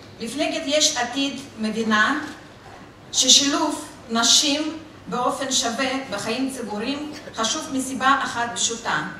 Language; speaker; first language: Hebrew; non-native, fluent; Russian